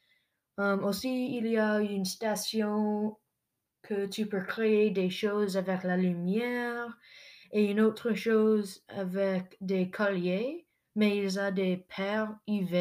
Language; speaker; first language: French; non-native, local second language; English